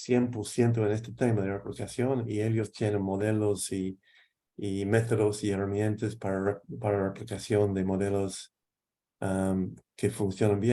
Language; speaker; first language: Spanish; non-native, fluent; English